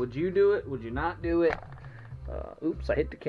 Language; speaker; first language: English; native; English